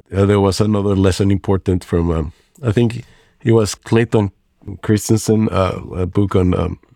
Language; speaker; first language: English; non-native, fluent; Spanish